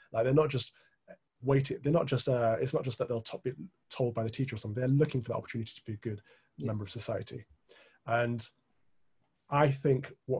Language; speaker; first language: English; native; English